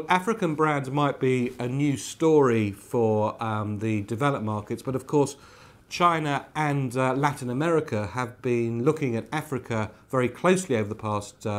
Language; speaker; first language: English; native; English